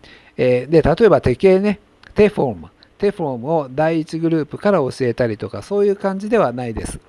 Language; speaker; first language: Japanese; native; Japanese